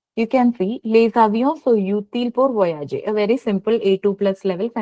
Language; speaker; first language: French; non-native, fluent; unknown